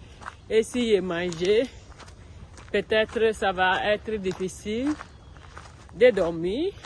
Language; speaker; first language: French; non-native, learner; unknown